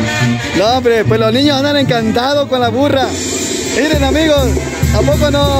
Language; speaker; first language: Spanish; native; Spanish